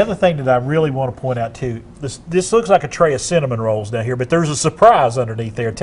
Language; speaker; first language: English; native; English